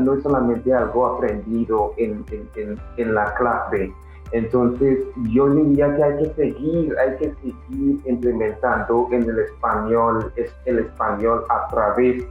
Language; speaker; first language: Spanish; non-native, fluent; English